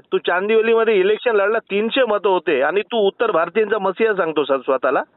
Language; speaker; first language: Marathi; non-native, local second language; Gujarati